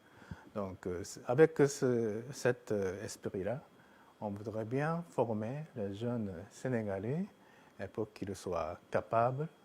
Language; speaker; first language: French; non-native, fluent; Japanese